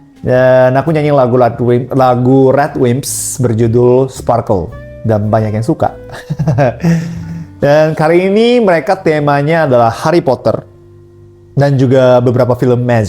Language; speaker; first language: Indonesian; non-native, fluent; Japanese